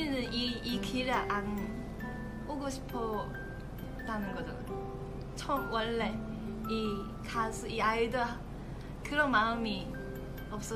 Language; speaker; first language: Korean; non-native, fluent; Chinese